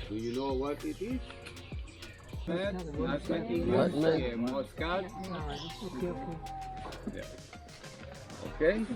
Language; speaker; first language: English; non-native, learner; Spanish